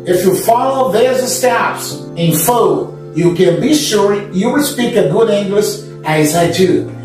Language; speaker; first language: English; non-native, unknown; Portuguese